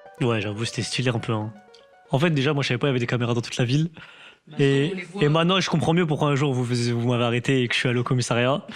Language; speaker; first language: French; native; French